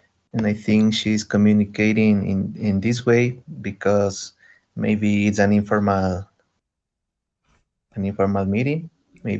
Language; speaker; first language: English; non-native, learner; Spanish